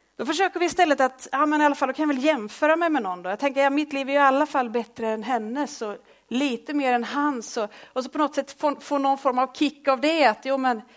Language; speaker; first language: Swedish; native; Swedish